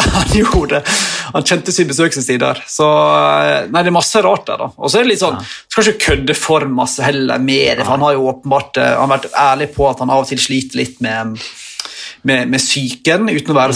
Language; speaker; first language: Norwegian; native; Norwegian